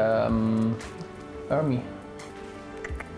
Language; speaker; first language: German; non-native, learner; Spanish